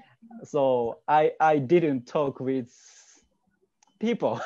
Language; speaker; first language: English; non-native, learner; Japanese